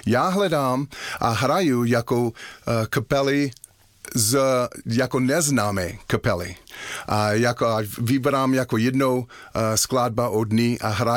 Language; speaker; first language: Czech; non-native, learner; English